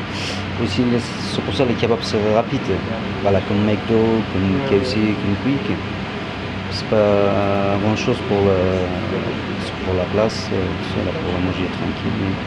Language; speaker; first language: French; non-native, learner; Turkish